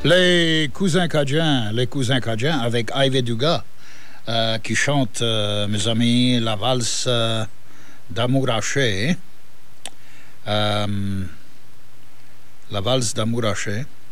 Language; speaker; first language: French; native; French